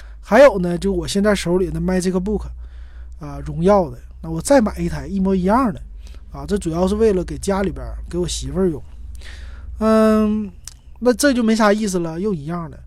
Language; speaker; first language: Chinese; native; Chinese